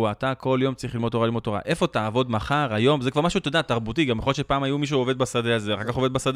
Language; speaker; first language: Hebrew; native; Hebrew